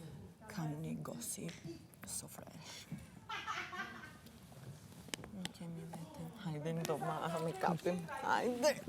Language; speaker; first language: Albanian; early bilingual, heritage; Italian